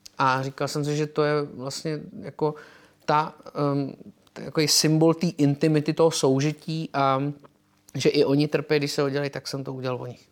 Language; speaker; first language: Czech; native; Czech